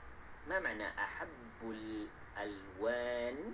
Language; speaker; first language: Arabic; non-native, fluent; Malay